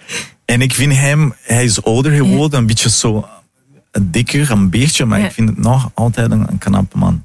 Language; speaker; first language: Dutch; non-native, fluent; Portuguese